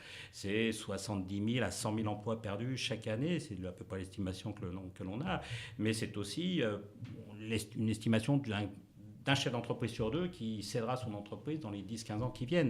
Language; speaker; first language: French; native; French